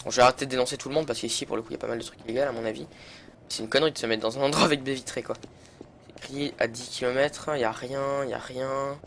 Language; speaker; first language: French; native; French